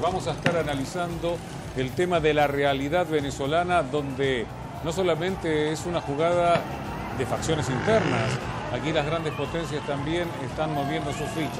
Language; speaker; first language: Spanish; native; Spanish